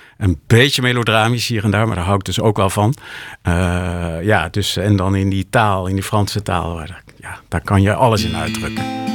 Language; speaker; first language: Dutch; native; Dutch